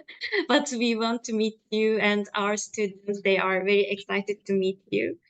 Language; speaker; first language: English; non-native, fluent; Turkish